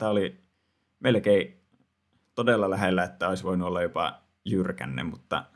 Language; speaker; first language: Finnish; native; Finnish